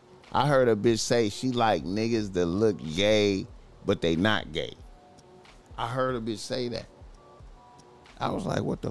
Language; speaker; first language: English; native; English